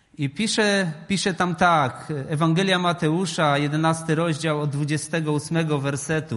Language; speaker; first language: Polish; native; Polish